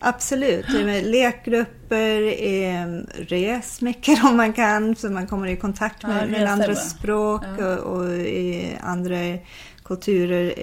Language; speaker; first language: Swedish; non-native, fluent; English